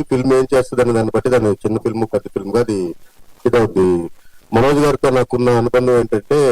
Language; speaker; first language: Telugu; native; Telugu